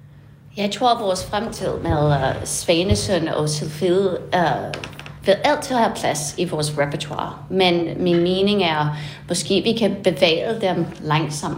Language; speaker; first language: Danish; non-native, fluent; English